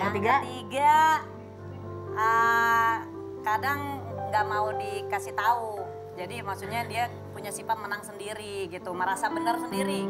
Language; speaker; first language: Indonesian; native; Indonesian